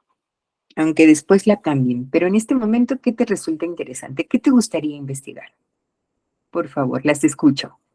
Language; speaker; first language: Spanish; native; Spanish